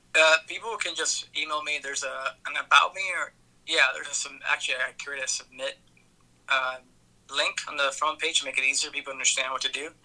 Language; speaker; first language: English; early bilingual, other home language; Spanish